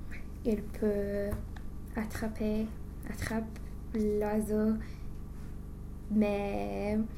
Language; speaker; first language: French; non-native, learner; English